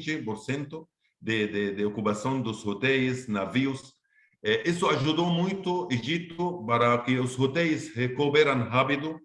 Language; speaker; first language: Portuguese; non-native, fluent; Arabic